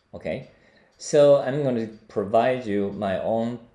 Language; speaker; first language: English; non-native, fluent; Chinese